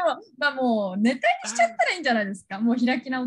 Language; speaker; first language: Japanese; native; Japanese